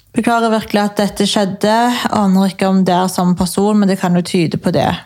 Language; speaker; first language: Norwegian; early bilingual, other home language; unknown